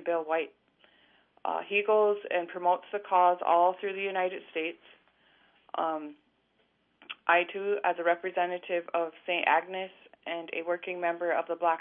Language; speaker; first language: English; native; English